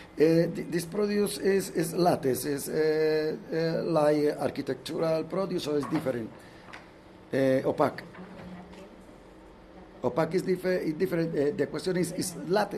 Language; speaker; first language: English; non-native, learner; Spanish